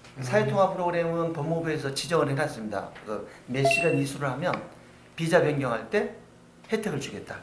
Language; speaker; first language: Korean; native; Korean